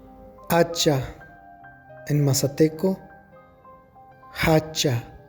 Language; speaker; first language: Spanish; non-native, local second language; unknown